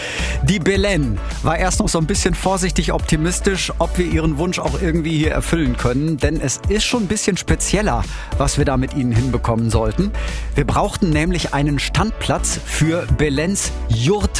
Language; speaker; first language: German; native; German